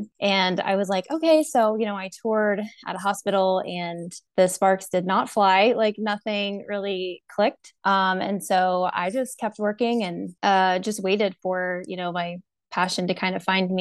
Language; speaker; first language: English; native; English